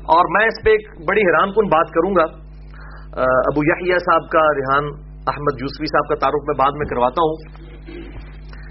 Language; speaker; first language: Urdu; non-native, local second language; Punjabi